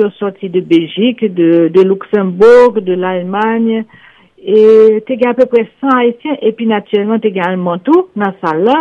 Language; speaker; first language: French; non-native, local second language; Haitian Creole